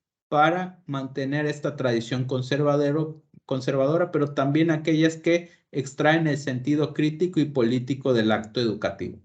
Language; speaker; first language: Spanish; native; Spanish